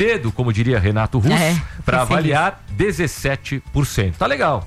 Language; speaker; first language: Portuguese; native; Portuguese